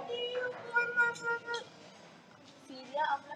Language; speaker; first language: English; non-native, learner; Indonesian